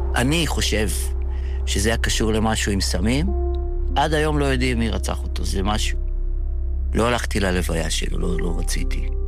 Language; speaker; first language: Hebrew; early bilingual, other home language; Yiddish